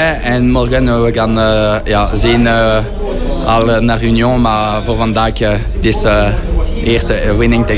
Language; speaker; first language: Dutch; non-native, fluent; French